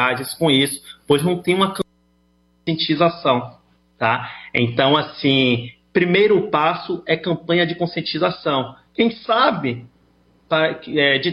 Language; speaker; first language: Portuguese; native; Portuguese